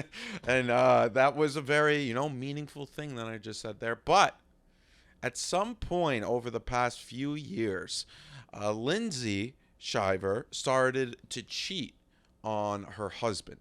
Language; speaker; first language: English; native; English